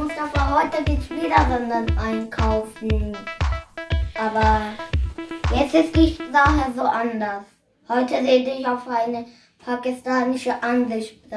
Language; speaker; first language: German; early bilingual, other home language; Urdu